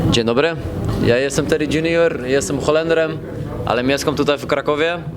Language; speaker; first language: Polish; non-native, learner; Dutch